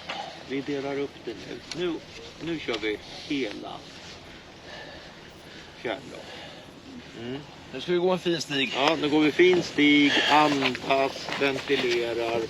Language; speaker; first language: Swedish; native; Swedish